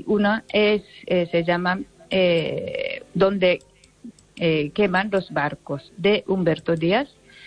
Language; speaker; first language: Spanish; non-native, learner; Japanese